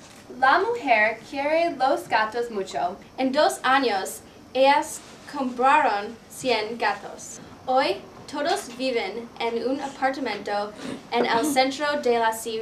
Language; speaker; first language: Spanish; non-native, learner; English